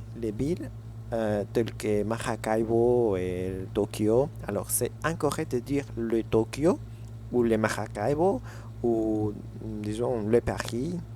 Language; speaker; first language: French; non-native, fluent; Spanish